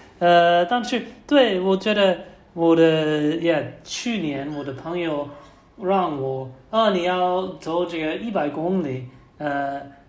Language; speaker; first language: Chinese; non-native, learner; English